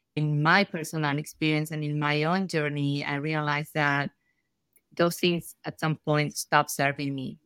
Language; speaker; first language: English; non-native, fluent; Spanish